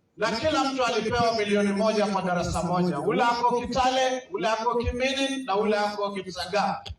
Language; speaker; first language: Swahili; non-native, local second language; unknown